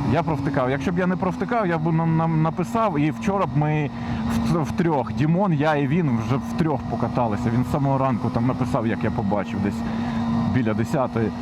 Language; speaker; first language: Ukrainian; non-native, local second language; Russian